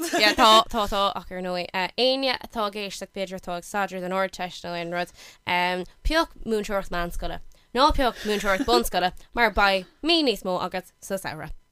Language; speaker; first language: Irish; non-native, local second language; English